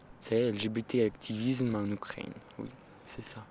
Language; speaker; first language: French; non-native, learner; Russian